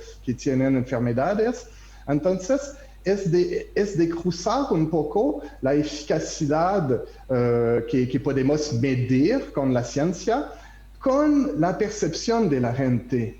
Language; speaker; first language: Spanish; non-native, learner; French